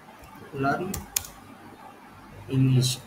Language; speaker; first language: English; non-native, learner; Telugu